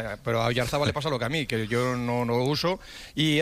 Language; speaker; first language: Spanish; native; Spanish